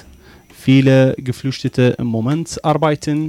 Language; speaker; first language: German; non-native, learner; Arabic